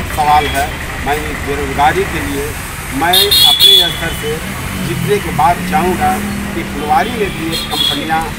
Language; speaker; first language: Hindi; native; Hindi